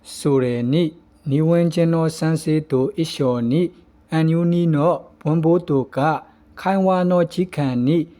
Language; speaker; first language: Japanese; non-native, learner; Burmese